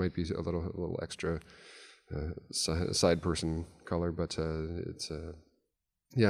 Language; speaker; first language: English; native; English